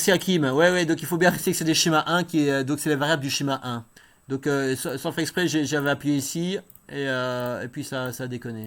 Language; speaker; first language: French; native; French